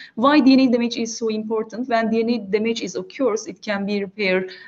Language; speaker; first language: English; non-native, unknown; Turkish